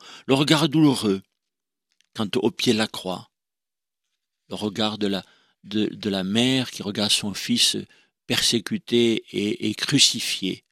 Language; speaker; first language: French; native; French